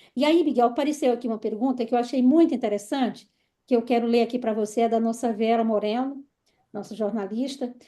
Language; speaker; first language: Portuguese; native; Portuguese